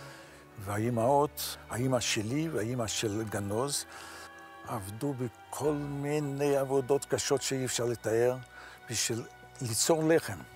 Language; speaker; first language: Hebrew; non-native, fluent; Yiddish